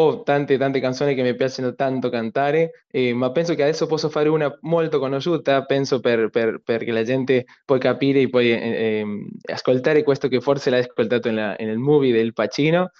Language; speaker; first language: Italian; non-native, learner; Spanish